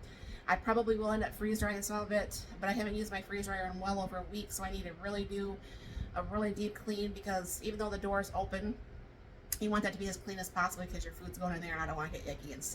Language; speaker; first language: English; native; English